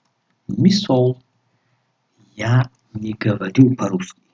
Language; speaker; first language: Russian; non-native, local second language; Tajik